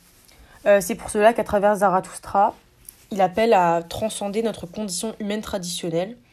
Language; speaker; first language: French; native; French